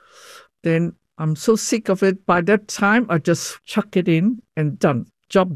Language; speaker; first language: English; non-native, fluent; Cantonese